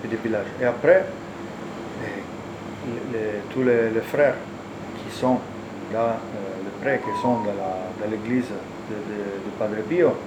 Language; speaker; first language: French; non-native, learner; Italian